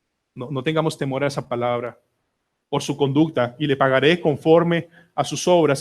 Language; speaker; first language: Spanish; native; Spanish